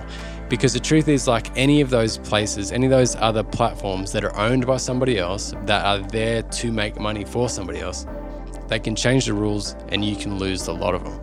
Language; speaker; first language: English; native; English